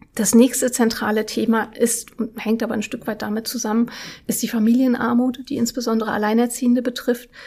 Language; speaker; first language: German; early bilingual, other home language; Russian